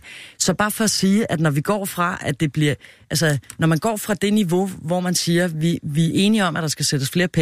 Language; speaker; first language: Danish; native; Danish